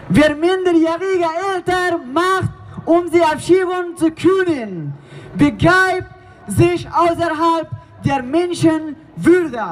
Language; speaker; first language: German; non-native, learner; Persian